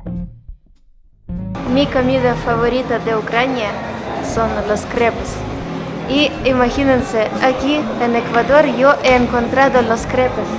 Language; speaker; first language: Spanish; non-native, fluent; Ukrainian